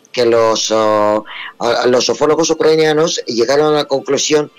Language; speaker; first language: Spanish; non-native, fluent; Russian